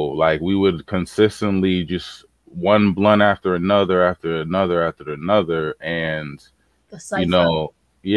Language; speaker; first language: English; native; English